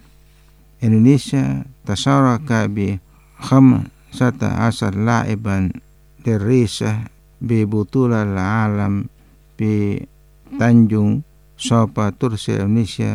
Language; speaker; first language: Arabic; non-native, fluent; Indonesian